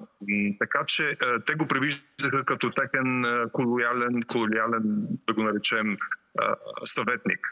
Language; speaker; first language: Bulgarian; native; Bulgarian